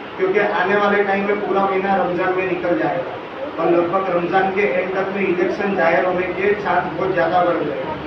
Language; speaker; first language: Hindi; non-native, local second language; Gujarati